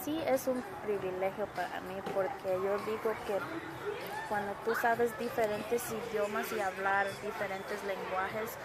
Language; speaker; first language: Spanish; early bilingual, other home language; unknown